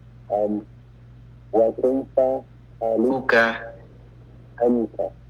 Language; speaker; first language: Arabic; non-native, learner; English